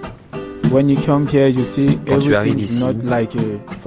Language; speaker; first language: English; non-native, learner; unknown